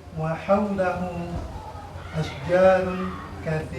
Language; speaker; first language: Arabic; non-native, learner; Indonesian